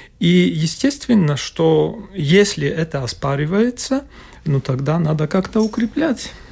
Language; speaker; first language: Russian; non-native, local second language; Latvian